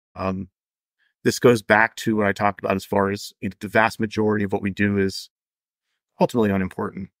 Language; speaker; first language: English; native; English